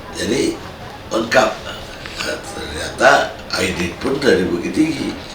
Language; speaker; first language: Indonesian; non-native, local second language; Minangkabau